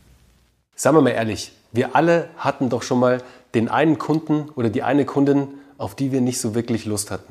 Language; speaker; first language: German; native; German